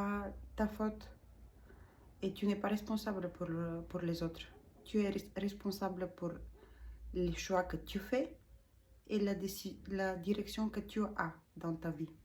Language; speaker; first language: French; non-native, learner; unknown